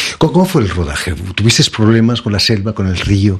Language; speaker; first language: Spanish; native; Spanish